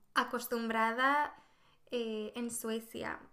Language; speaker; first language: Spanish; non-native, fluent; Swedish